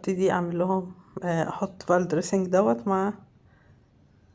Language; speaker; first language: Arabic; native; Arabic